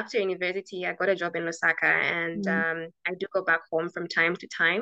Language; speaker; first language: English; non-native, local second language; Bemba